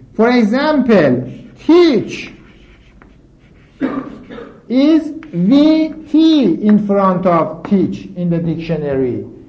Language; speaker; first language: English; non-native, fluent; Persian